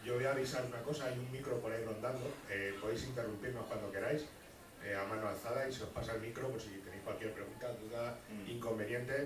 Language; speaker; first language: Spanish; native; Spanish